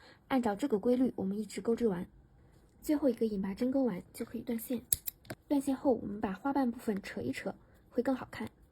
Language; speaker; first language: Chinese; native; Chinese